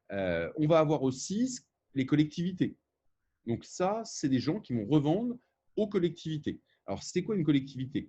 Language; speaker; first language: French; native; French